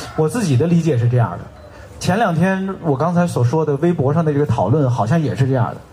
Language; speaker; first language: Chinese; native; Chinese